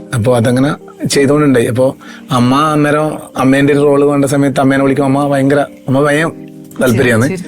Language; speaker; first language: Malayalam; native; Malayalam